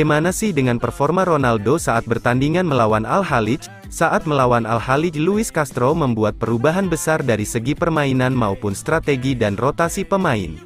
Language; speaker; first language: Indonesian; native; Indonesian